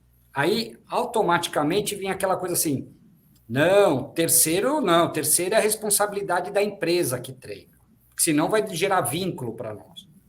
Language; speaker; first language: Portuguese; native; Portuguese